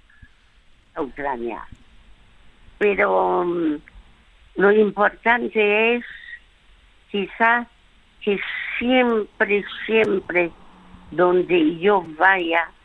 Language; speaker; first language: Spanish; early bilingual, other home language; French